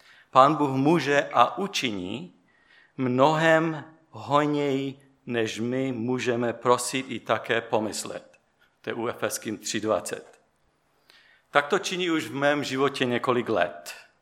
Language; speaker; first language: Czech; native; Czech